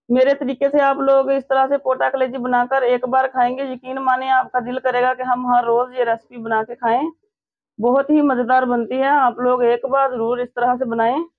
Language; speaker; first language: Urdu; native; Urdu